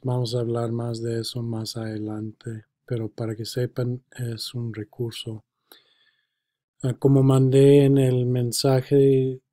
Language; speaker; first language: Spanish; non-native, fluent; English